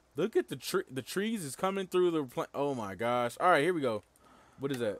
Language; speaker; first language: English; native; English